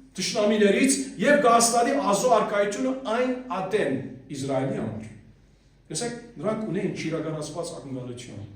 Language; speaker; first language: Armenian; early bilingual, heritage; Armenian